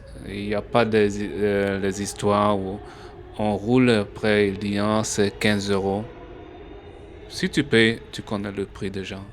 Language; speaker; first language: French; early bilingual, heritage; French